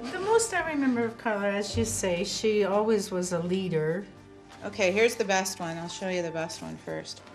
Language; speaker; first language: English; native; English